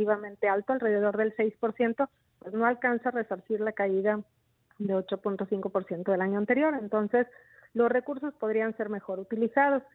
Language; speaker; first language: Spanish; native; Spanish